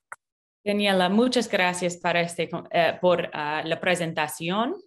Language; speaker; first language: Spanish; non-native, fluent; English